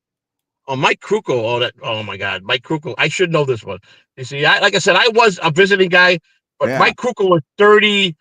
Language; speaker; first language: English; native; English